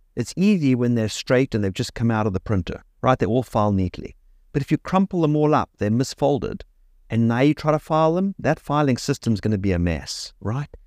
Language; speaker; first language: English; native; English